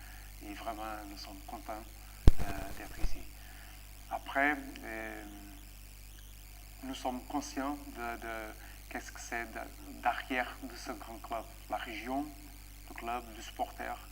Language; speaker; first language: French; non-native, fluent; Portuguese